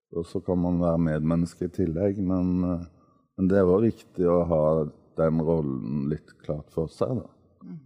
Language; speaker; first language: Norwegian; native; Norwegian